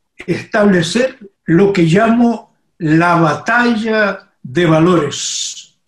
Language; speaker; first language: Spanish; non-native, fluent; Portuguese